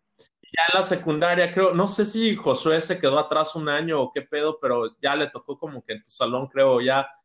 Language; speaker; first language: Spanish; native; Spanish